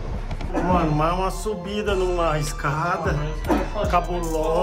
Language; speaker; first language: Portuguese; native; Portuguese